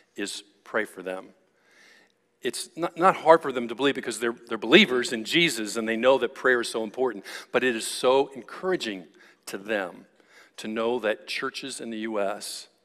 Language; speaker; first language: English; native; English